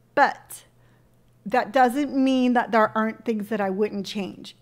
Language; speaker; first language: English; native; English